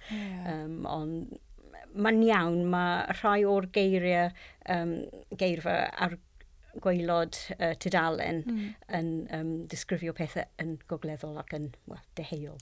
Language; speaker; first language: Welsh; non-native, local second language; English